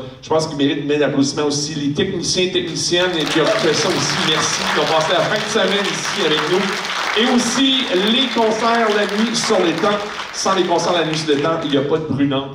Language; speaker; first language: French; native; French